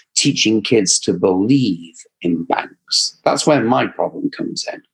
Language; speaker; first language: English; native; English